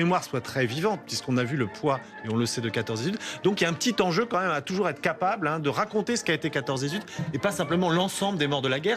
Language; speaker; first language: French; native; French